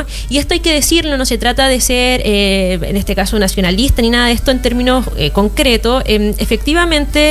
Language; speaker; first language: Spanish; native; Spanish